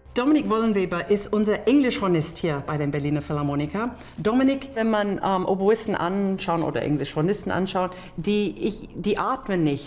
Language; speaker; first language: German; non-native, fluent; English